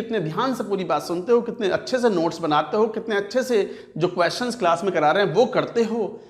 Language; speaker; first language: Hindi; native; Hindi